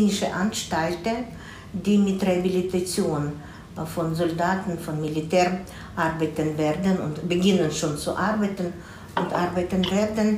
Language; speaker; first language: German; non-native, fluent; Russian